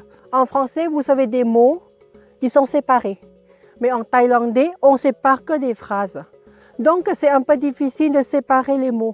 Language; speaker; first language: French; non-native, fluent; Thai